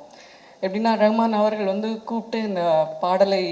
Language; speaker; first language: Tamil; native; Tamil